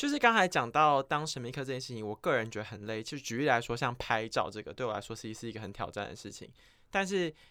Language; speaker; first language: Chinese; native; Chinese